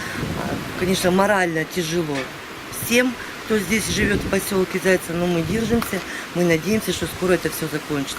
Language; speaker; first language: Russian; native; Russian